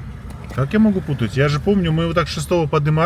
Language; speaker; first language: Russian; native; Russian